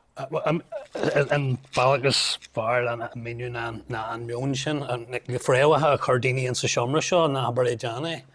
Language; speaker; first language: Irish; non-native, local second language; English